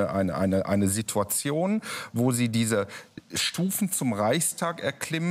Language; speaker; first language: German; native; German